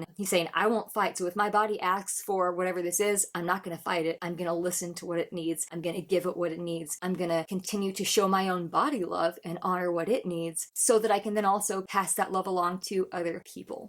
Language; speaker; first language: English; native; English